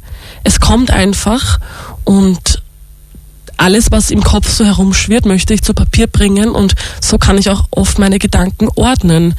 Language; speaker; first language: German; native; German